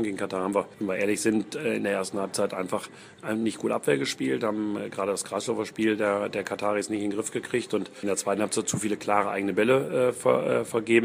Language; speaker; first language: German; native; German